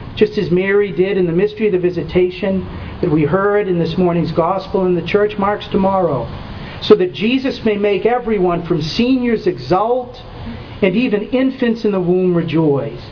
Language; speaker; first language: English; native; English